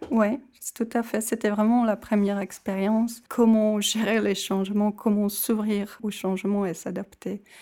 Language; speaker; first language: French; non-native, fluent; Czech